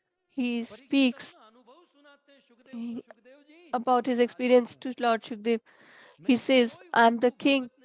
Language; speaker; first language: English; non-native, local second language; Hindi